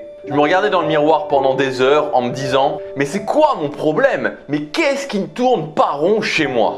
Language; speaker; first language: French; native; French